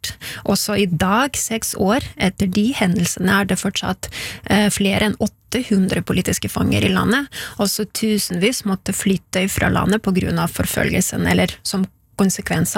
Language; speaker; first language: Norwegian; non-native, fluent; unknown